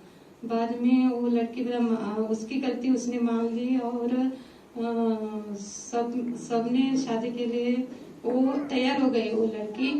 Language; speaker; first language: Hindi; non-native, local second language; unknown